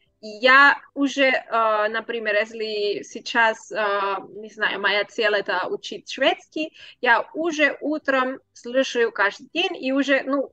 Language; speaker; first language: Russian; non-native, learner; Spanish